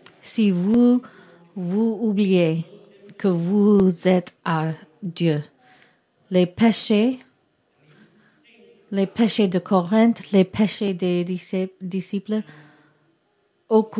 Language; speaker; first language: French; non-native, learner; English